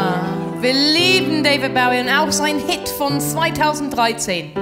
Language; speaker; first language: German; non-native, fluent; English